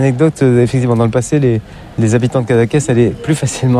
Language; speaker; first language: French; native; French